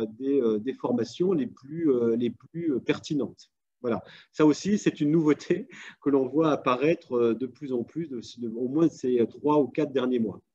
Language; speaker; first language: French; native; French